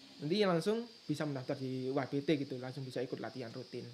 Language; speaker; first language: Indonesian; native; Indonesian